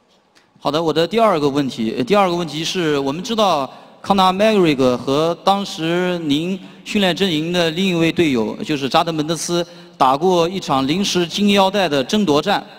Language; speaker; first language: Chinese; native; Chinese